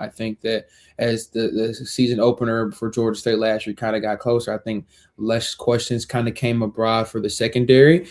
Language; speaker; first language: English; native; English